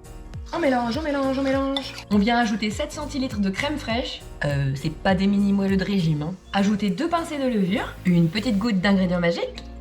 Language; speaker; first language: French; native; French